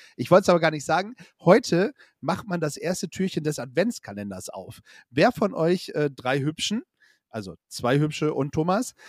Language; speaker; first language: German; native; German